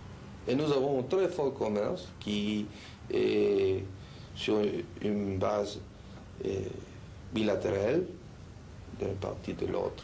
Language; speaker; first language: French; non-native, fluent; Spanish